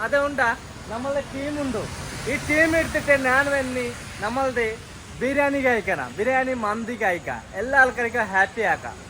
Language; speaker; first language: Malayalam; non-native, learner; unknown